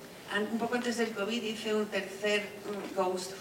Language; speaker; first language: Spanish; native; Spanish